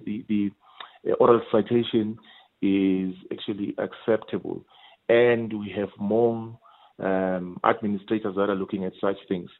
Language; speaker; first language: English; non-native, local second language; Swati